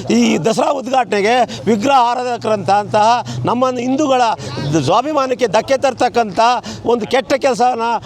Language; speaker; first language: Kannada; native; Kannada